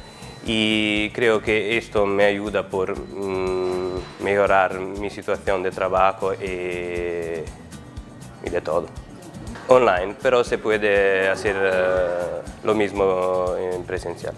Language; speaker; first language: Spanish; non-native, learner; Italian